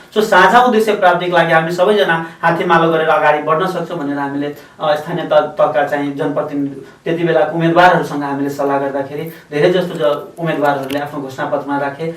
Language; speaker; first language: Nepali; non-native, local second language; Maithili